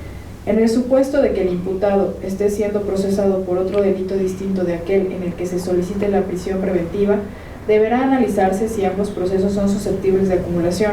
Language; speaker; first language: Spanish; native; Spanish